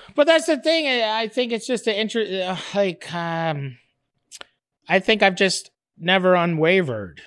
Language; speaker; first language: English; native; English